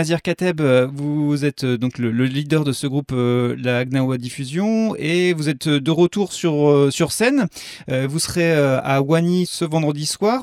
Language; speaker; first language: French; native; French